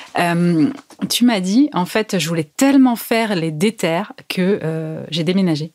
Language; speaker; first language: French; native; French